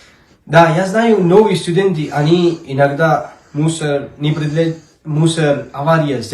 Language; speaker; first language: Russian; non-native, learner; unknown